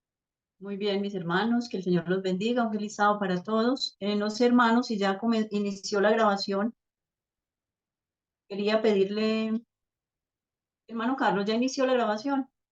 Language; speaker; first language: Spanish; native; Spanish